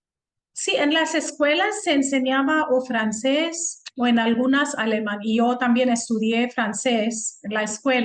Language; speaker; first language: Spanish; non-native, fluent; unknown